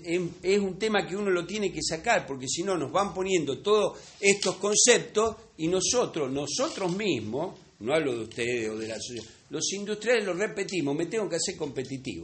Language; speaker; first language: Spanish; native; Spanish